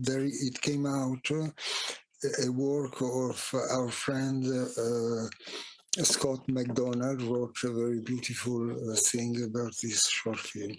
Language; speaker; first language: English; non-native, fluent; Italian